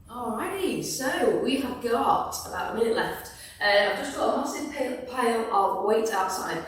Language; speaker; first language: English; native; English